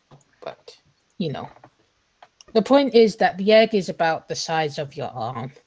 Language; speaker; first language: English; native; English